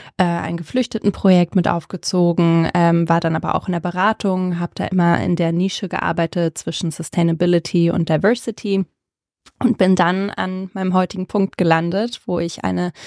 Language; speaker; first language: German; early bilingual, other home language; Croatian